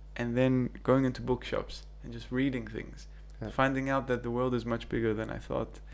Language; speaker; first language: English; early bilingual, other home language; Greek